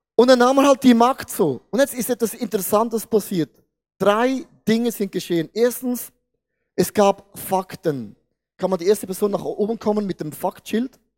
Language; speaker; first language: German; non-native, fluent; Portuguese